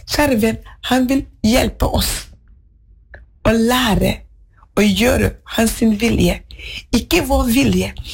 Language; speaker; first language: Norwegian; non-native, fluent; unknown